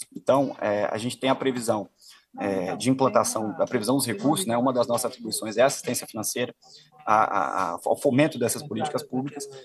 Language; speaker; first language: Portuguese; native; Portuguese